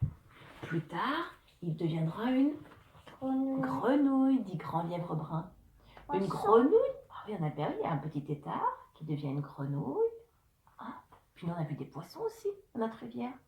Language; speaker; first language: French; native; French